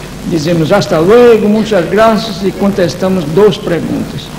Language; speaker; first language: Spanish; non-native, fluent; Portuguese